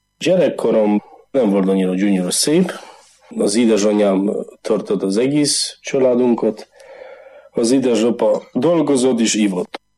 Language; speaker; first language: Hungarian; non-native, learner; Polish